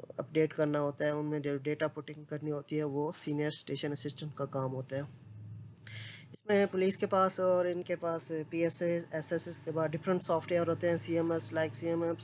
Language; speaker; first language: Urdu; non-native, local second language; Punjabi